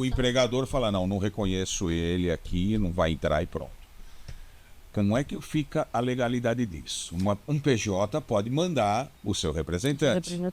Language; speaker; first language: Portuguese; native; Portuguese